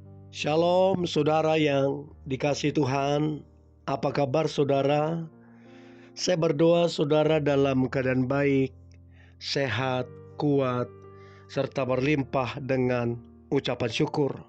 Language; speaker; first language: Indonesian; native; Indonesian